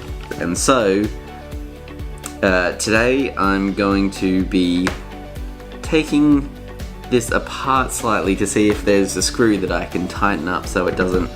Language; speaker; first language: English; native; English